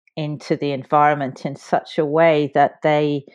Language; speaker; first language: English; native; English